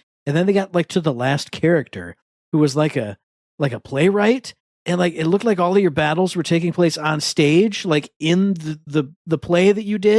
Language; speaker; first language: English; native; English